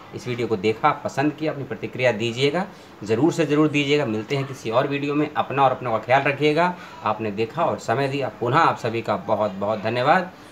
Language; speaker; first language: Hindi; native; Hindi